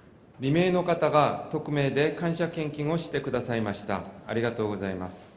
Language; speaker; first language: Japanese; non-native, fluent; Korean